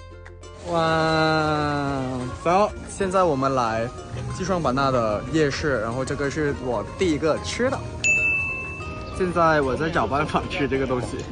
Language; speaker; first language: Chinese; non-native, fluent; Thai